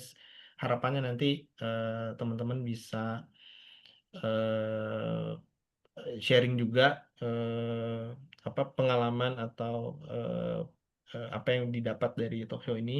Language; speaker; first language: Indonesian; native; Indonesian